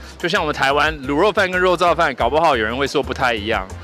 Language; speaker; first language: Chinese; native; Chinese